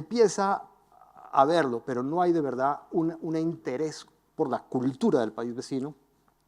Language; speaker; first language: Spanish; native; Spanish